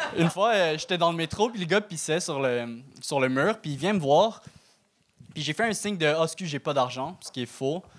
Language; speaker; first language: French; early bilingual, other home language; Arabic